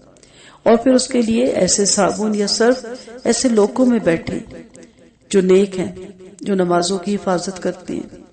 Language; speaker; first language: Urdu; native; Urdu